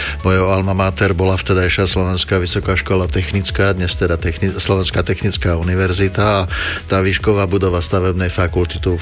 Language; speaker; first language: Slovak; native; Slovak